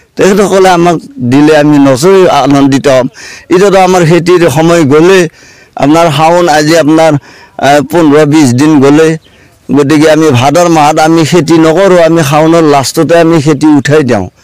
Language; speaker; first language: Assamese; native; Assamese